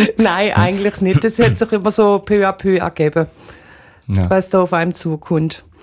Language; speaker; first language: German; native; German